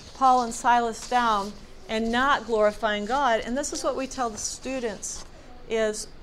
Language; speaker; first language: English; native; English